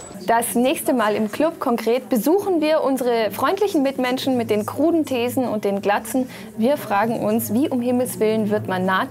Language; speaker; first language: German; native; German